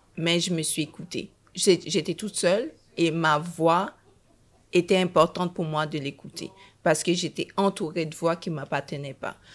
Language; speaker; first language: French; early bilingual, other home language; Haitian Creole